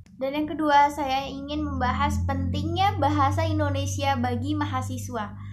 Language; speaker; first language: Indonesian; native; Indonesian